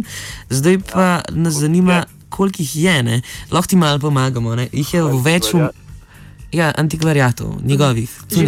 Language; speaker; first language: Slovenian; native; Slovenian